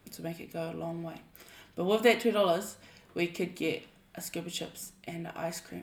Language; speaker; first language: English; native; English